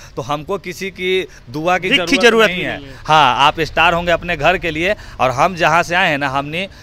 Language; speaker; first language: Hindi; native; Hindi